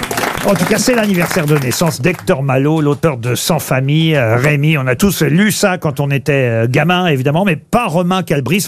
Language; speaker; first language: French; native; French